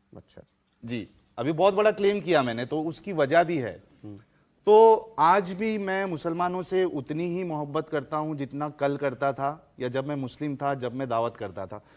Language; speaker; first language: Hindi; native; Hindi